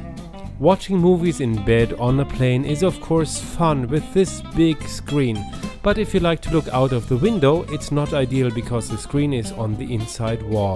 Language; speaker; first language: English; non-native, fluent; German